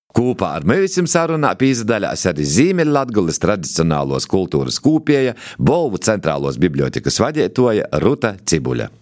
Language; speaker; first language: Latvian; native; Latvian